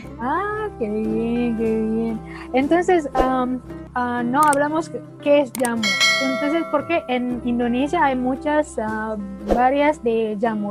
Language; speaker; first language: Spanish; non-native, learner; Indonesian